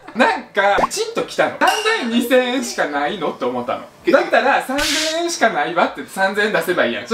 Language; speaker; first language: Japanese; early bilingual, other home language; Russian